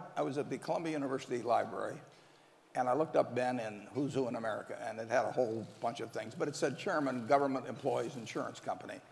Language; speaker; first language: English; native; English